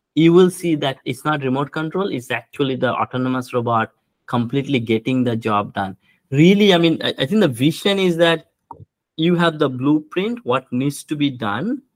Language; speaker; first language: English; non-native, local second language; Bangla